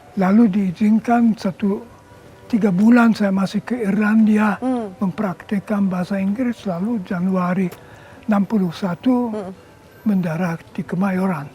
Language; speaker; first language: Indonesian; non-native, fluent; German